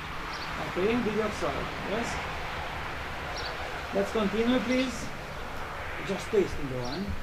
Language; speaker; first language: English; non-native, learner; Romanian